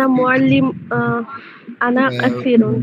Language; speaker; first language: Arabic; non-native, learner; Bangla